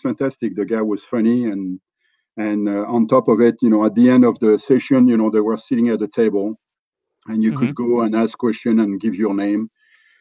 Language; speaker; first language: English; non-native, fluent; French